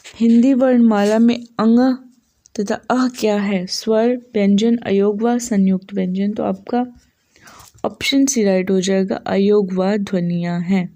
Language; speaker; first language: Hindi; native; Hindi